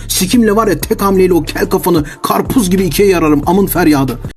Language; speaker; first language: Turkish; native; Turkish